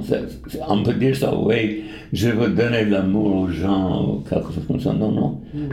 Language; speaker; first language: French; non-native, fluent; English